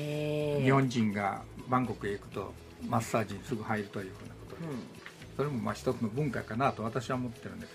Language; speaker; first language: Japanese; native; Japanese